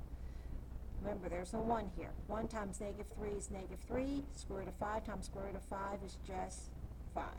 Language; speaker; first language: English; native; English